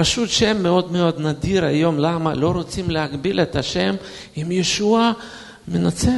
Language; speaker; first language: Hebrew; non-native, fluent; Russian